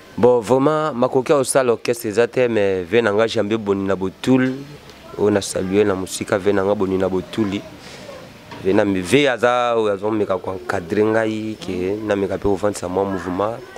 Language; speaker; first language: Lingala; native; Lingala